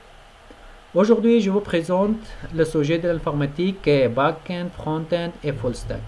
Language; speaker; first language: French; non-native, learner; Persian